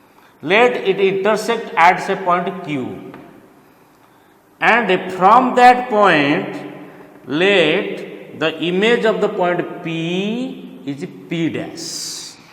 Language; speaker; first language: English; non-native, local second language; Odia